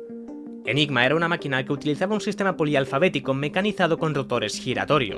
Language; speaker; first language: Spanish; native; Spanish